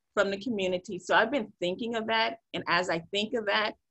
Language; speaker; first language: English; native; English